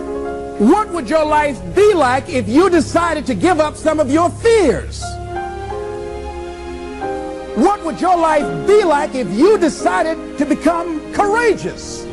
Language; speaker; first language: English; native; English